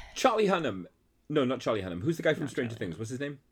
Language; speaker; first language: English; native; English